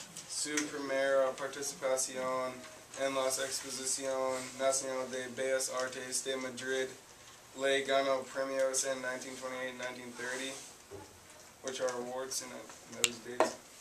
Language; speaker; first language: Spanish; non-native, learner; English